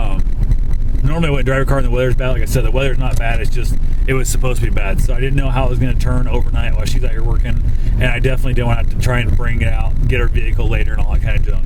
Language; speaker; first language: English; native; English